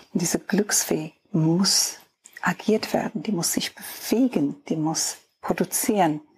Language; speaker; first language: German; non-native, fluent; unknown